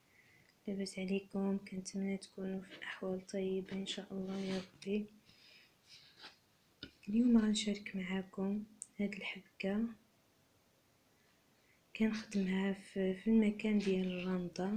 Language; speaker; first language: Arabic; native; Arabic